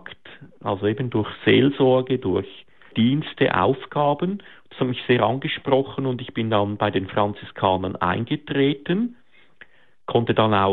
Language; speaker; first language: German; native; German